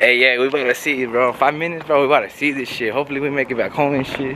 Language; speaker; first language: English; early bilingual, other home language; Spanish